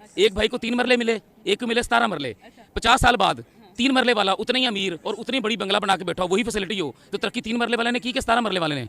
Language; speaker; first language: Urdu; non-native, local second language; Punjabi